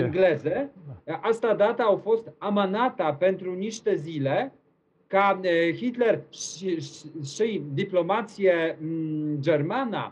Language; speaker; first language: Romanian; non-native, learner; Polish